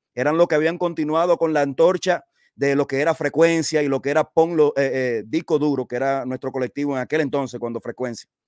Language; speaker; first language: Spanish; native; Spanish